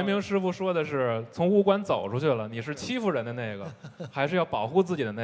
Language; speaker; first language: Chinese; native; Chinese